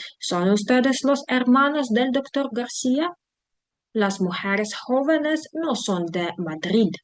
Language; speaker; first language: Spanish; non-native, fluent; Ukrainian